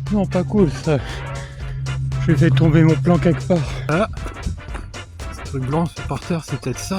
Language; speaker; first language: French; native; French